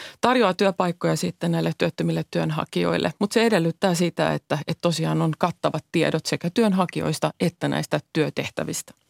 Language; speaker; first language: Finnish; native; Finnish